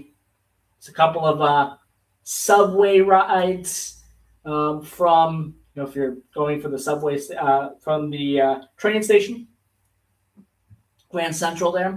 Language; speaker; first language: English; native; English